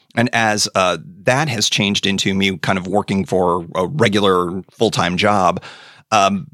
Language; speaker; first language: English; native; English